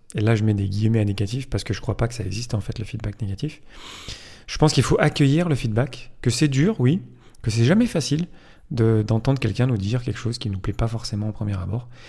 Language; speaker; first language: French; native; French